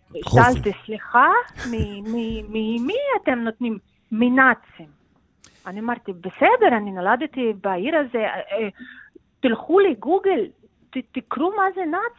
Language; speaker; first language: Hebrew; non-native, fluent; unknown